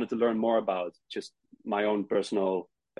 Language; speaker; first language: English; non-native, fluent; Dutch